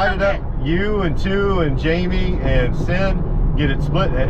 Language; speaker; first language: English; native; English